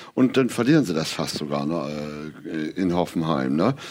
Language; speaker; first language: German; native; German